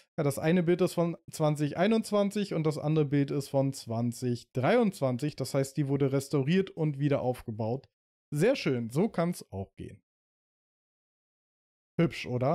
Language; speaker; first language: German; native; German